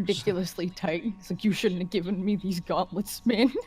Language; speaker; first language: English; native; English